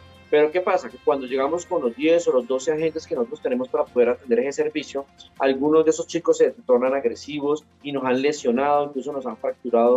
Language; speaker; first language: Spanish; native; Spanish